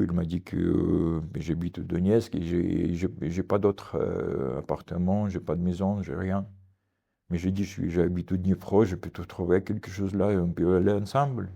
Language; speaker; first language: French; non-native, learner; Ukrainian